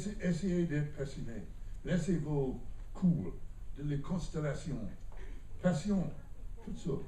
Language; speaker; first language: French; non-native, learner; English